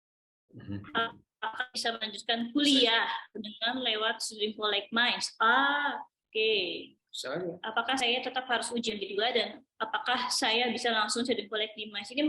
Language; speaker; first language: Indonesian; native; Indonesian